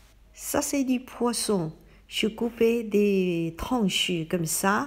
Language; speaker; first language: French; non-native, learner; Chinese